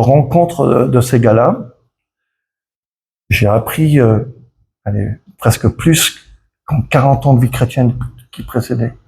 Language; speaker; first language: French; native; French